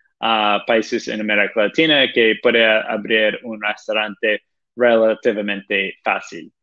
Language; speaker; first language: Spanish; non-native, fluent; Portuguese